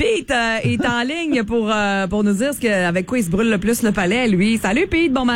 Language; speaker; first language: French; native; French